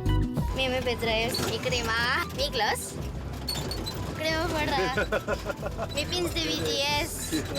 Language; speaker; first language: Spanish; non-native, learner; French